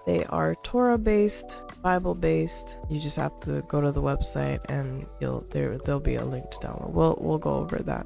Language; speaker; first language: English; native; English